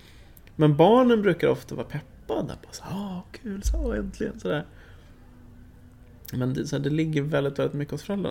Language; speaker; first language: Swedish; native; Swedish